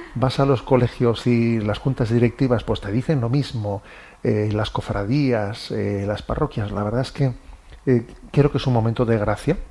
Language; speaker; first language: Spanish; native; Spanish